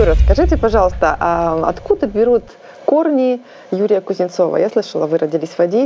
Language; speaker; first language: Russian; native; Russian